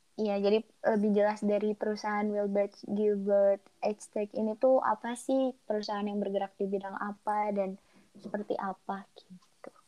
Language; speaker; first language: Indonesian; native; Indonesian